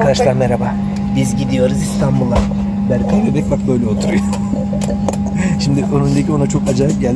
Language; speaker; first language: Turkish; native; Turkish